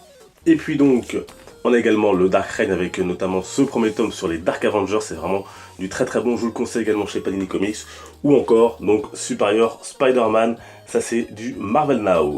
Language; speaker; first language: French; native; French